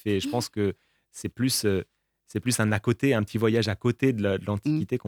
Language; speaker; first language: French; native; French